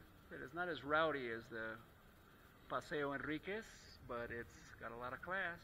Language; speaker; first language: English; native; English